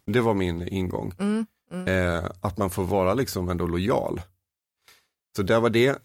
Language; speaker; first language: Swedish; native; Swedish